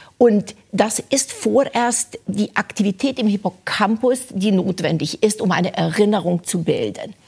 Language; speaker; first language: German; non-native, fluent; Romanian